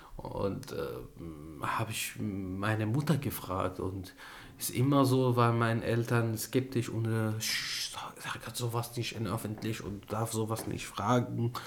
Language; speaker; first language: German; non-native, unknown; Arabic